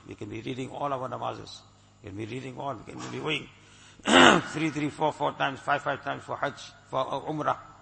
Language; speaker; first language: English; native; English